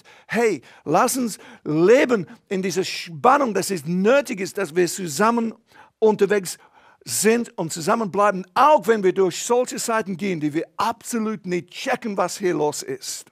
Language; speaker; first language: German; non-native, fluent; English